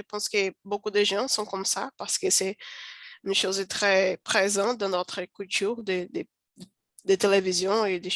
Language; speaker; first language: French; non-native, learner; Portuguese